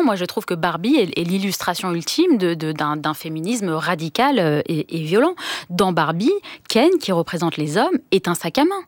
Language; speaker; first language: French; native; French